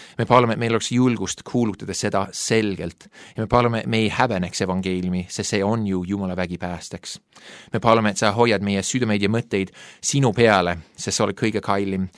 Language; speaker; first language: Estonian; non-native, fluent; English